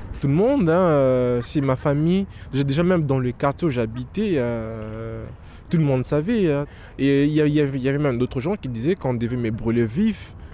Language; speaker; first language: French; non-native, local second language; Lingala